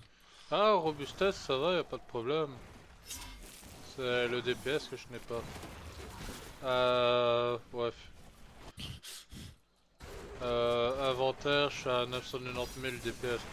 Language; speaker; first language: French; native; French